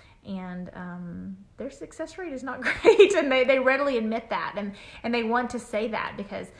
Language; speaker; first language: English; native; English